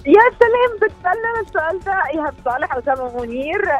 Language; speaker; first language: Arabic; native; Arabic